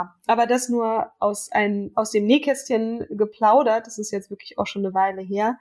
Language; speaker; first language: German; native; German